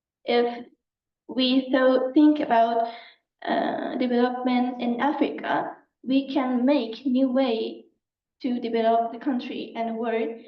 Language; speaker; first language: English; non-native, learner; Japanese